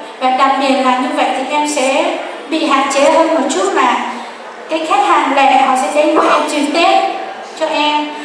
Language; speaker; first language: Vietnamese; non-native, local second language; Hmong